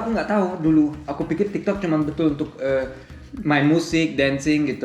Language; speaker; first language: Indonesian; early bilingual, heritage; German